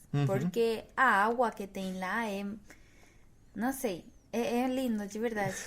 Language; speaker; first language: Portuguese; non-native, fluent; Spanish